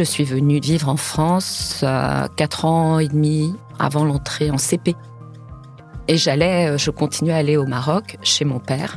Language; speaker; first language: French; early bilingual, heritage; French